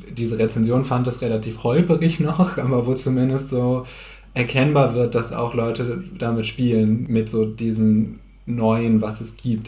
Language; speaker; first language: German; native; German